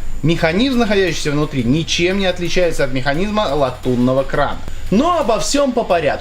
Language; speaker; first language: Russian; native; Russian